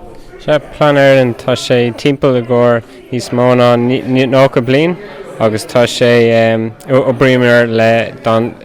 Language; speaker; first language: Irish; non-native, local second language; English